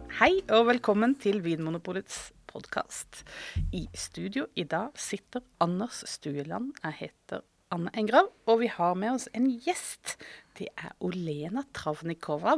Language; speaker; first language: Norwegian; native; Norwegian